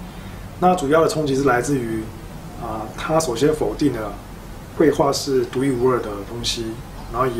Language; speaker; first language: Chinese; native; Chinese